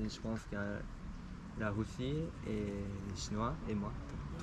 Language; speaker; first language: French; non-native, fluent; Japanese